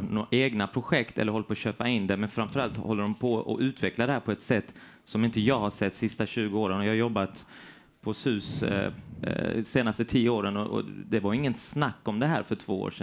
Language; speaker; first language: Swedish; native; Swedish